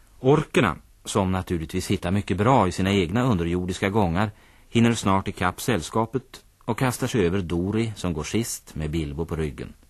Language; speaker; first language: Swedish; native; Swedish